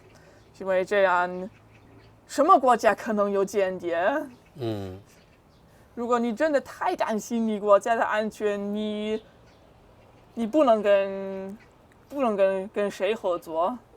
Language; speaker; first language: Chinese; non-native, fluent; German